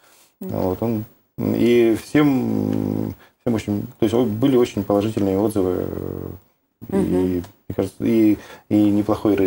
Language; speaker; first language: Russian; native; Russian